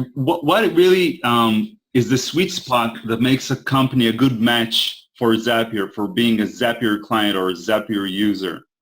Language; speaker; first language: English; non-native, fluent; Hebrew